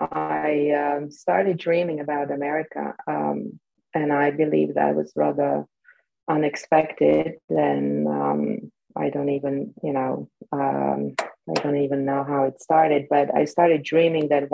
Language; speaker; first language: English; non-native, fluent; Slovak